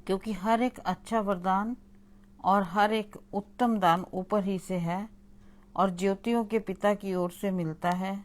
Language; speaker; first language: Hindi; non-native, local second language; Punjabi